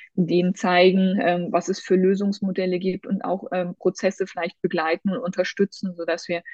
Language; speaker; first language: German; native; German